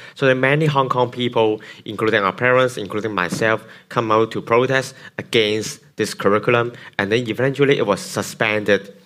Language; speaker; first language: English; non-native, local second language; Cantonese